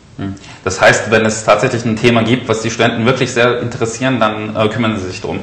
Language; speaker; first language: German; native; German